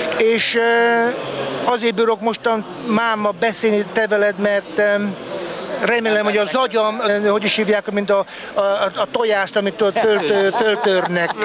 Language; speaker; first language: Hungarian; early bilingual, heritage; Hungarian